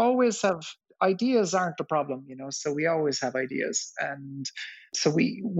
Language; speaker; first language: English; native; English